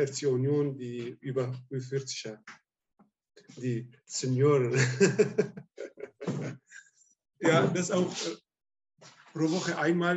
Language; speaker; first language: German; non-native, learner; Arabic